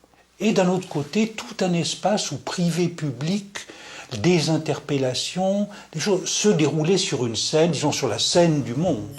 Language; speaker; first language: French; native; French